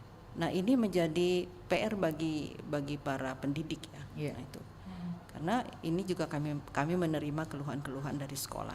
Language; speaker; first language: Indonesian; native; Indonesian